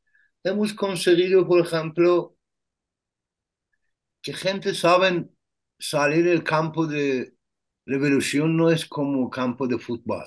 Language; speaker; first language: Spanish; non-native, learner; Persian